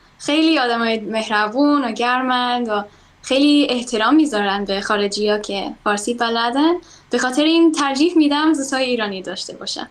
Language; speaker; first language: Persian; non-native, fluent; English